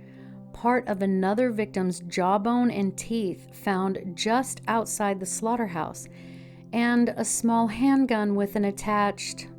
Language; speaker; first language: English; native; English